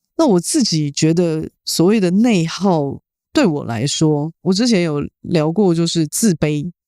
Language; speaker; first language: Chinese; native; Chinese